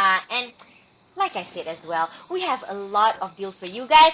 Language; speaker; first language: English; non-native, local second language; Malay